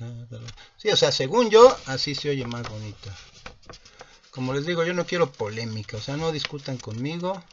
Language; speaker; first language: Spanish; native; Spanish